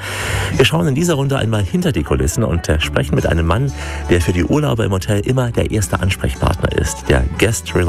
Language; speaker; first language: German; native; German